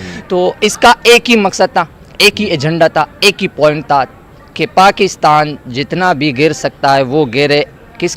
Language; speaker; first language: Hindi; non-native, local second language; Pashto